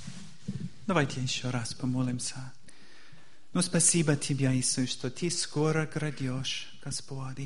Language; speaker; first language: Russian; non-native, fluent; English